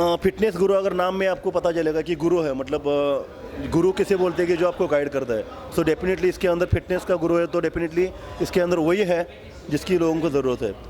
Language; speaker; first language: Hindi; non-native, local second language; Marathi